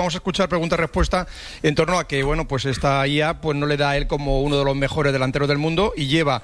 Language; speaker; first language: Spanish; native; Spanish